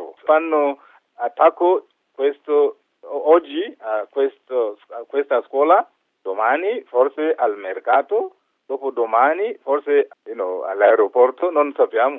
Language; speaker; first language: Italian; non-native, fluent; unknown